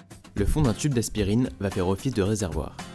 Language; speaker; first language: French; native; French